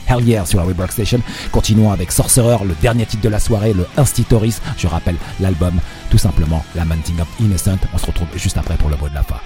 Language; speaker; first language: French; native; French